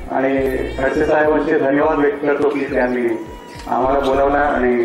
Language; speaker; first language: Marathi; non-native, local second language; Telugu